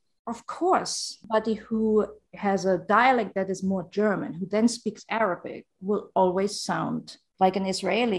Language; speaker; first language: English; non-native, fluent; German